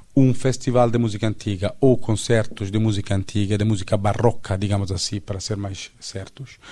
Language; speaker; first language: Portuguese; non-native, fluent; Italian